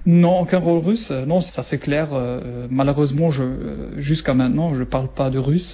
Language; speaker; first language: French; non-native, learner; German